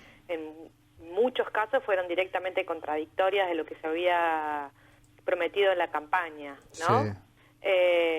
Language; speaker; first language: Spanish; native; Spanish